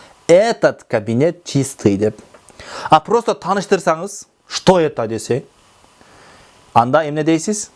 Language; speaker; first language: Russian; non-native, local second language; Kyrgyz